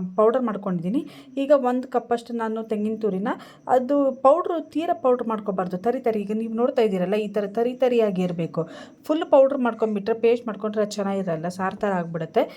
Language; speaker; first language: Kannada; non-native, local second language; Tulu